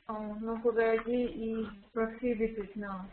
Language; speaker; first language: English; non-native, learner; Russian